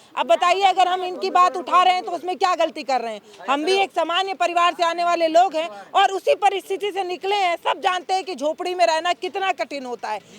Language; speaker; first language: Hindi; native; Hindi